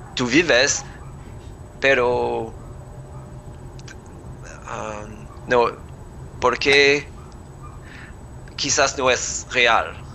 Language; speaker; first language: Spanish; non-native, learner; English